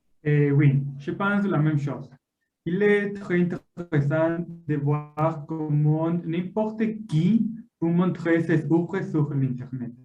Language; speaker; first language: French; non-native, learner; Spanish